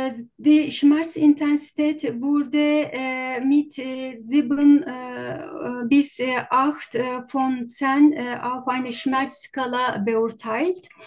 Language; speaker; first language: German; non-native, learner; Turkish